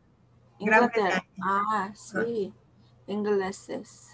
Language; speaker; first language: Spanish; non-native, learner; Korean